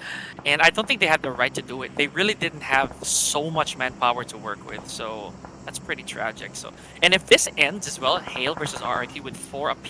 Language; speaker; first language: English; non-native, local second language; Filipino